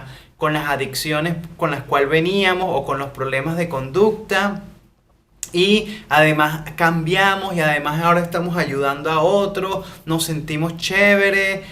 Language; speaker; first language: Spanish; native; Spanish